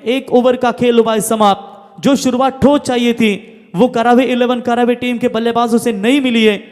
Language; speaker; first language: Hindi; non-native, local second language; Marathi